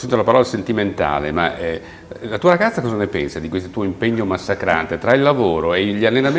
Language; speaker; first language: Italian; native; Italian